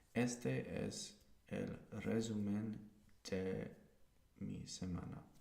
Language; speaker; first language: Spanish; non-native, learner; English